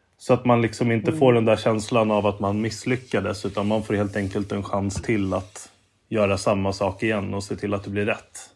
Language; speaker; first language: Swedish; native; Swedish